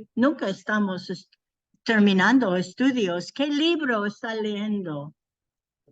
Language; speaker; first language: Spanish; non-native, learner; English